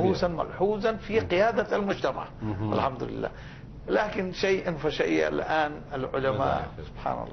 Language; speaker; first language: Arabic; non-native, fluent; Bangla